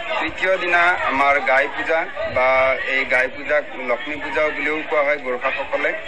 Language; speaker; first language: Assamese; non-native, local second language; Nepali